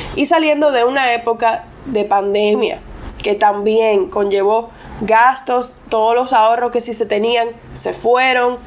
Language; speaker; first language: Spanish; non-native, local second language; English